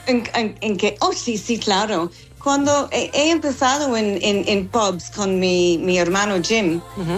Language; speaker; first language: Spanish; non-native, learner; English